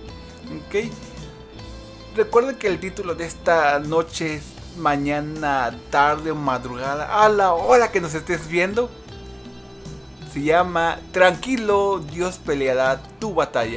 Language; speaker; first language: Spanish; early bilingual, heritage; Spanish